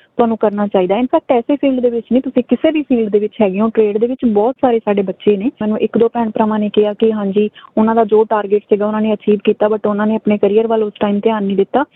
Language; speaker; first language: Punjabi; native; Punjabi